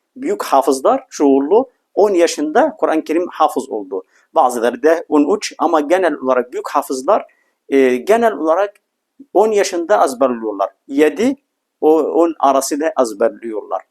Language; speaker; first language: Turkish; non-native, fluent; Arabic